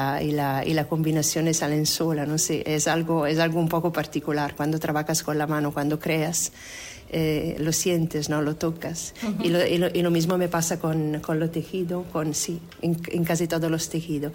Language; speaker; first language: Spanish; non-native, fluent; Italian